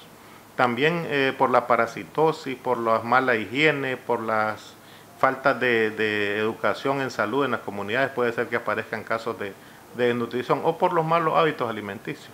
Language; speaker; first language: Spanish; native; Spanish